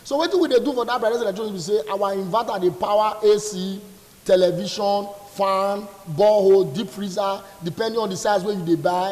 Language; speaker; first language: English; non-native, local second language; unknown